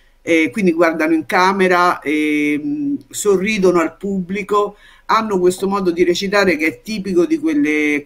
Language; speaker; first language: Italian; native; Italian